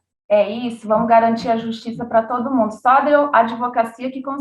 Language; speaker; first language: Portuguese; native; Portuguese